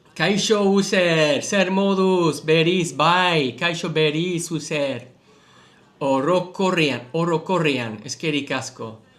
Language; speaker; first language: Basque; non-native, learner; English